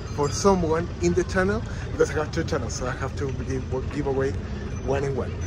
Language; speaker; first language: English; non-native, fluent; Spanish